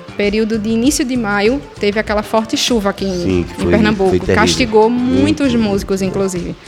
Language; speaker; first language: Portuguese; native; Portuguese